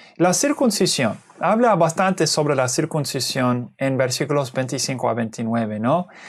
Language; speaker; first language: Spanish; non-native, fluent; English